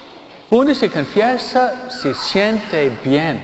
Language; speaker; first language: Spanish; non-native, fluent; English